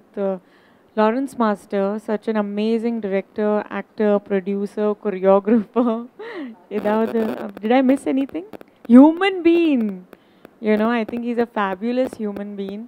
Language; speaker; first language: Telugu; non-native, learner; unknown